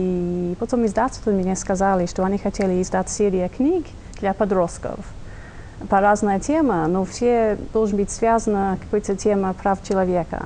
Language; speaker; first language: Russian; non-native, fluent; English